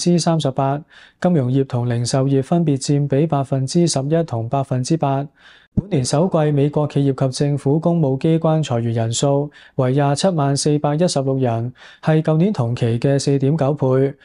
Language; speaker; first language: Cantonese; native; Cantonese